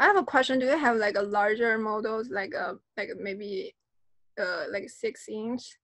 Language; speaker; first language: English; non-native, fluent; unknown